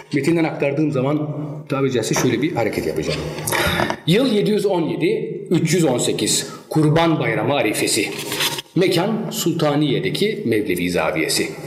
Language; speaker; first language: Turkish; early bilingual, heritage; Turkish